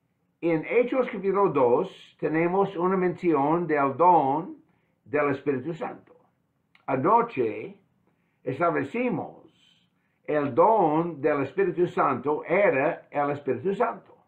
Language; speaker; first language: Spanish; non-native, fluent; English